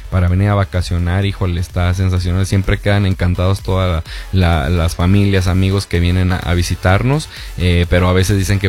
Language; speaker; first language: Spanish; native; Spanish